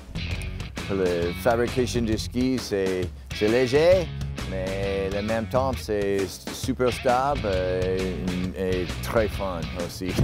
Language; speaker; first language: French; non-native, learner; English